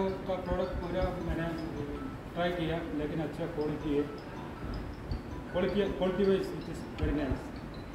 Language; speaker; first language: Hindi; non-native, local second language; Malayalam